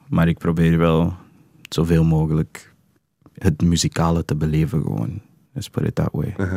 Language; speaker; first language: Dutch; early bilingual, other home language; English